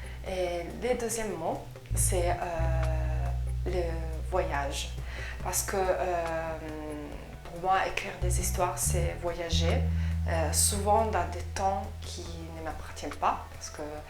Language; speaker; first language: French; non-native, fluent; Italian